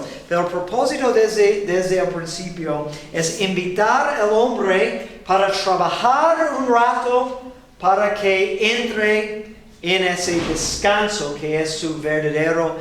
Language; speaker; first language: Spanish; non-native, fluent; English